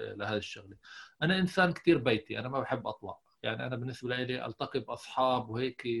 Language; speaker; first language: Arabic; native; Arabic